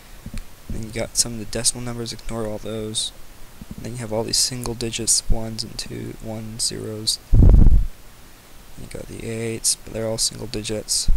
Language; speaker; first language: English; native; English